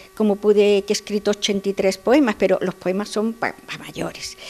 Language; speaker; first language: Spanish; native; Spanish